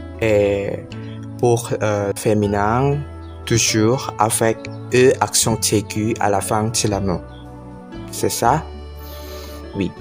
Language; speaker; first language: French; non-native, learner; Indonesian